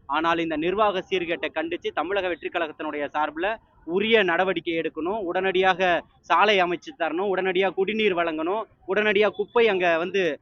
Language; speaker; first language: Tamil; native; Tamil